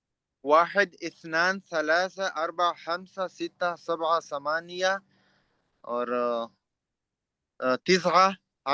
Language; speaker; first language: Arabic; non-native, learner; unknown